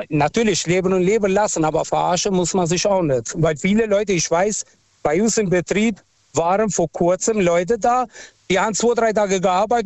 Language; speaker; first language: German; non-native, fluent; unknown